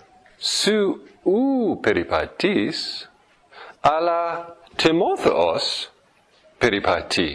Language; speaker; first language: Greek; non-native, fluent; English